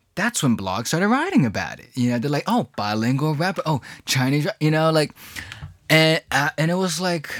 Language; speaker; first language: English; early bilingual, other home language; Chinese